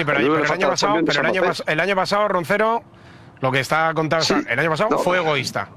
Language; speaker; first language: Spanish; native; Spanish